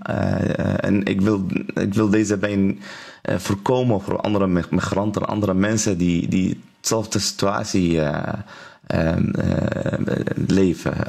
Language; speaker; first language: Dutch; non-native, learner; Arabic